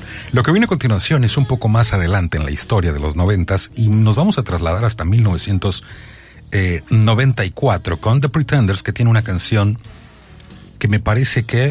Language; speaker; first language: Spanish; native; Spanish